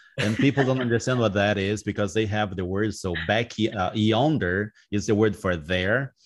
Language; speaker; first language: English; non-native, fluent; Portuguese